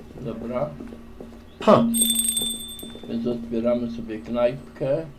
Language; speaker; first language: Polish; native; Polish